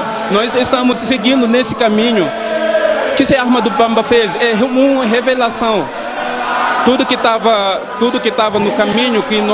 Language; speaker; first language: Portuguese; non-native, fluent; Wolof